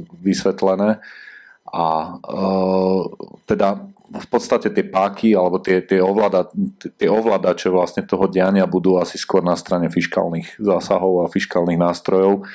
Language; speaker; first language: Slovak; native; Slovak